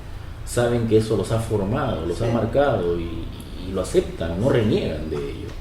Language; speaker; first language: Spanish; native; Spanish